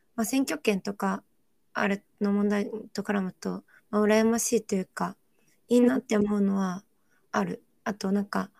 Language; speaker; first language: Japanese; early bilingual, other home language; Korean